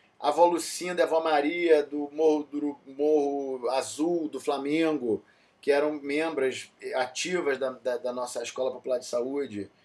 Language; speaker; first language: Portuguese; native; Portuguese